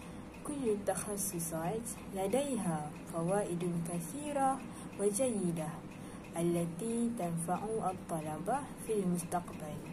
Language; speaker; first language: Arabic; non-native, learner; Malay